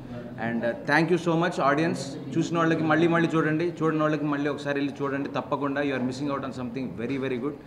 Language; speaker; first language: Telugu; native; Telugu